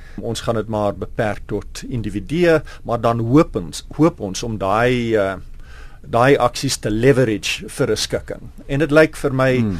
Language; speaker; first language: Afrikaans; non-native, local second language; English